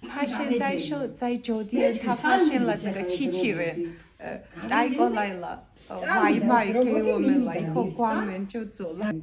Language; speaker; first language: Chinese; non-native, learner; Georgian